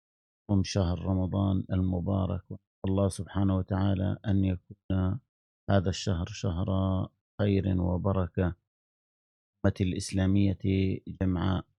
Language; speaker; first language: Arabic; native; Arabic